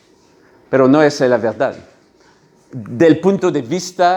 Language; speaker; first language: Spanish; non-native, learner; French